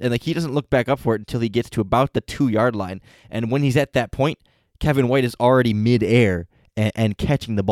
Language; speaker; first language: English; native; English